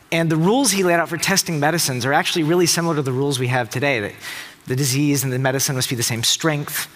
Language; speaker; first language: English; native; English